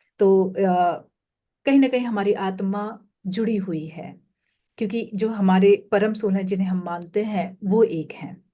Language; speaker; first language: Hindi; native; Hindi